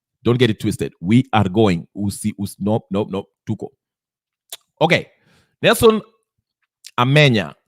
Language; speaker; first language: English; non-native, local second language; Swahili